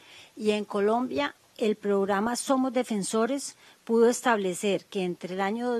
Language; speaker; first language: Spanish; native; Spanish